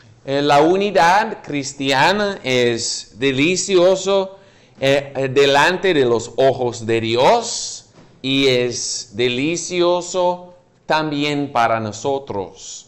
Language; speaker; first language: Spanish; non-native, fluent; English